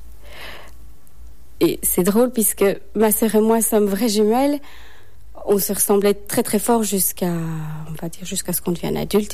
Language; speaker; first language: French; native; French